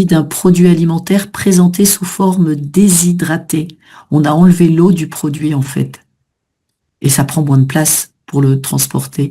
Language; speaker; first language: French; native; French